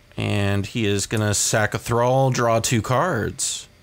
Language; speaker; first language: English; native; English